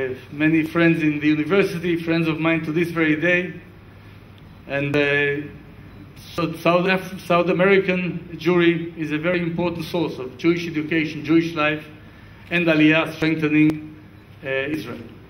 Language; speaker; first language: English; non-native, fluent; Hebrew